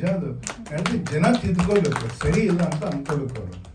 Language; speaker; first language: Kannada; native; Kannada